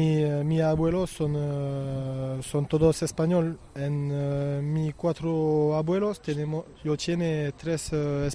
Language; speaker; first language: Spanish; non-native, learner; French